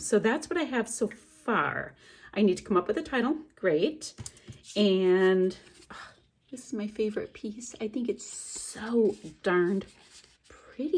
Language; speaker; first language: English; native; English